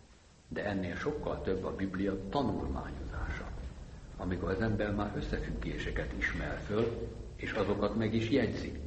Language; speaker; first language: Hungarian; native; Hungarian